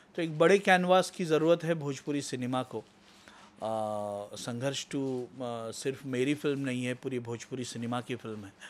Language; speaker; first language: Hindi; non-native, local second language; Marathi